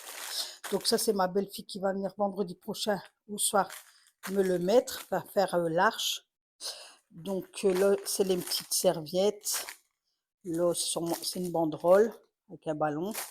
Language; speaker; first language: French; native; French